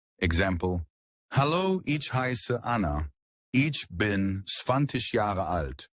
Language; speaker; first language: German; non-native, learner; English